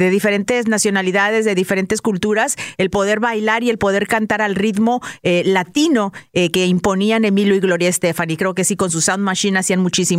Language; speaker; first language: Spanish; native; Spanish